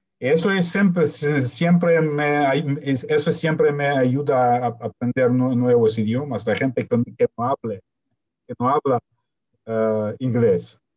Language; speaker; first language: Spanish; non-native, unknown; Russian